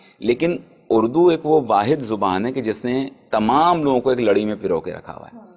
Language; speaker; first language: Urdu; native; Urdu